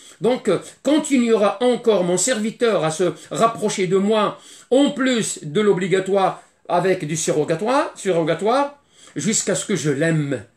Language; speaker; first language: French; non-native, fluent; Arabic